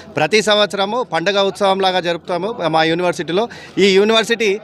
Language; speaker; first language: Telugu; non-native, local second language; Lambadi